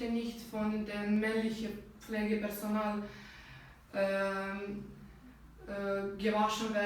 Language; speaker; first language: German; non-native, fluent; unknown